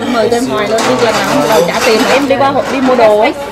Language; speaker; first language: Vietnamese; native; Vietnamese